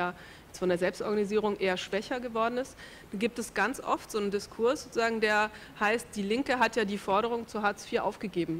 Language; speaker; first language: German; native; German